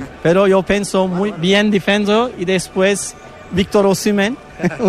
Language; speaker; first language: Spanish; non-native, learner; Turkish